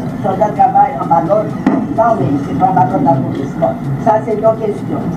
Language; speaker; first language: French; non-native, fluent; Swahili